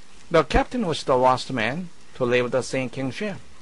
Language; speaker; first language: English; non-native, fluent; Korean